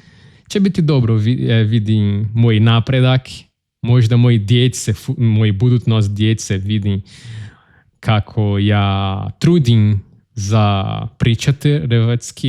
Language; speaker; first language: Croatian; non-native, learner; Portuguese